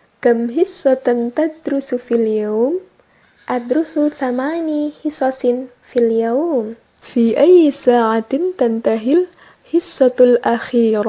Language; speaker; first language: Arabic; non-native, learner; Indonesian